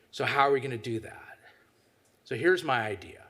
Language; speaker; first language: English; native; English